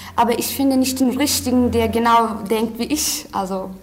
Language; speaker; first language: German; early bilingual, other home language; Turkish